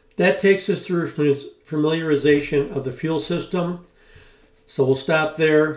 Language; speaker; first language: English; native; English